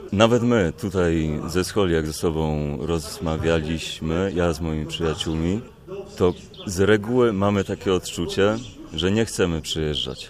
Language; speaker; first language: Polish; native; Polish